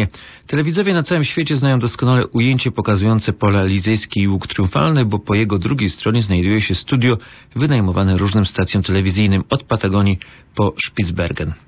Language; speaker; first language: Polish; native; Polish